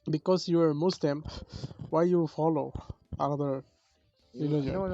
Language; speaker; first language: English; non-native, learner; Bangla